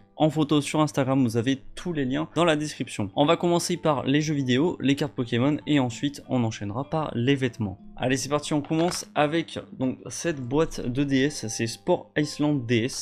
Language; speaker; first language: French; native; French